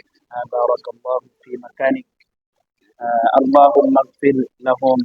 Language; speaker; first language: Arabic; non-native, learner; Bangla